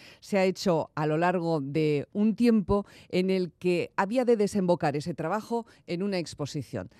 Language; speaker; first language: Spanish; native; Spanish